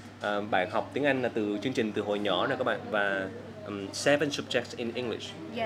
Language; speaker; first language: Vietnamese; native; Vietnamese